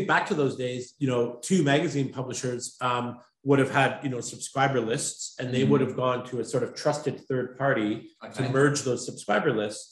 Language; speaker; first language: English; native; English